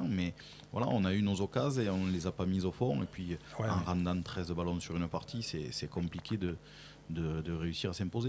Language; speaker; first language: French; native; French